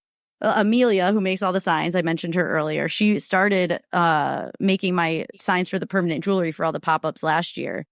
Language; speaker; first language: English; native; English